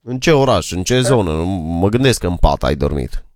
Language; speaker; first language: Romanian; native; Romanian